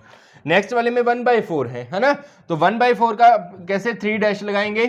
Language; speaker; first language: Hindi; native; Hindi